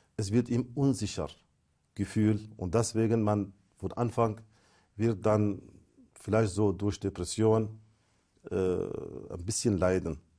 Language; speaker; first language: German; non-native, fluent; Arabic